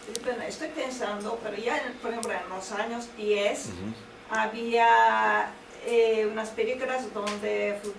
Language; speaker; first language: Spanish; non-native, fluent; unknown